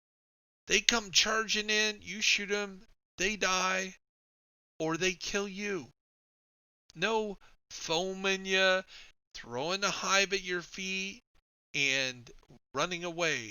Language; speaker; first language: English; native; English